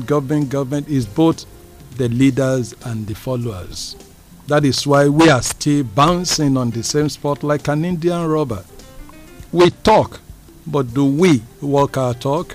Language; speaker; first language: English; non-native, local second language; Yoruba